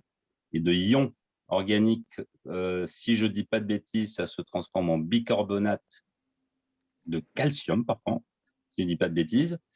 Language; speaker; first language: French; native; French